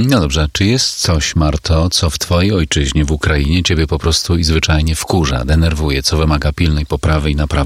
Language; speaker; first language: Polish; native; Polish